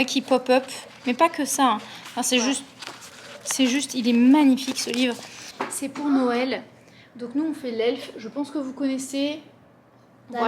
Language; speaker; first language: French; native; French